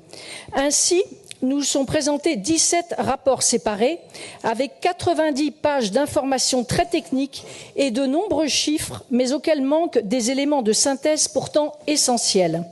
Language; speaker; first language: French; native; French